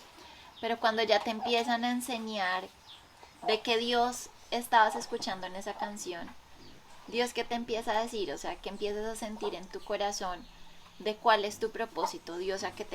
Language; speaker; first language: Spanish; native; Spanish